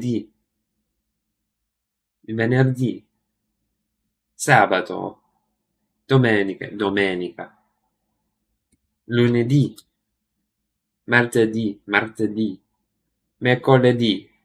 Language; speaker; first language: Italian; non-native, learner; English